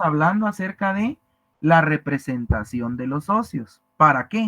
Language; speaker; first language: Spanish; native; Spanish